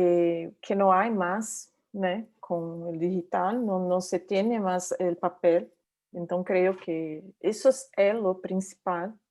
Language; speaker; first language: Spanish; non-native, learner; Portuguese